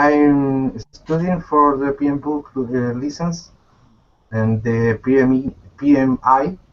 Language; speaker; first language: English; non-native, learner; Spanish